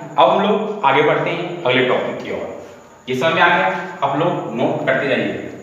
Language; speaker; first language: Hindi; native; Hindi